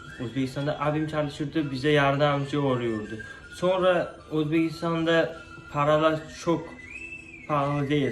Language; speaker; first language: Turkish; non-native, learner; Uzbek